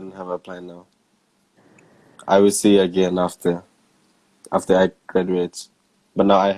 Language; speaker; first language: English; non-native, learner; Thai